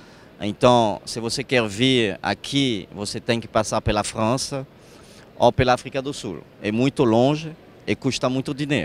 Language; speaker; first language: Portuguese; non-native, fluent; French